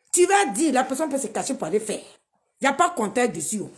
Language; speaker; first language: French; non-native, local second language; Dyula